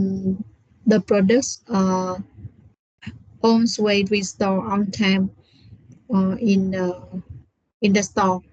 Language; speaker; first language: English; non-native, learner; Vietnamese